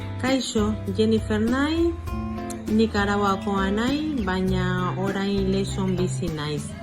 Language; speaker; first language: Basque; non-native, learner; Spanish